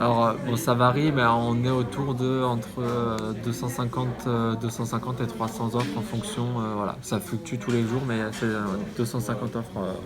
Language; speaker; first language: French; native; French